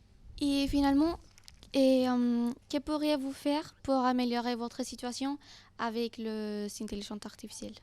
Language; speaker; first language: French; non-native, learner; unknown